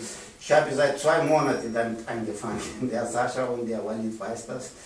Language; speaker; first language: German; non-native, learner; Pashto